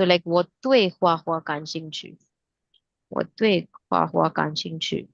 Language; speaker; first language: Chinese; non-native, fluent; Hindi